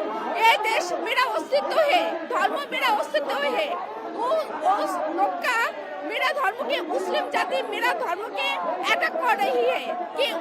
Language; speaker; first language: Hindi; non-native, learner; Bangla